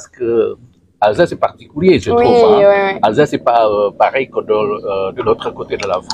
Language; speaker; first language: French; non-native, learner; Indonesian